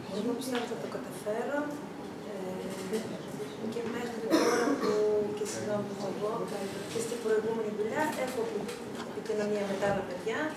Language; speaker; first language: Greek; early bilingual, other home language; Russian